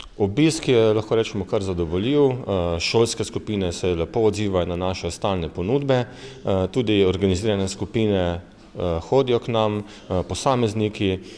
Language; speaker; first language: Slovenian; native; Slovenian